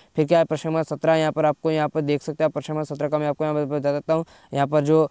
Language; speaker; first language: Hindi; native; Hindi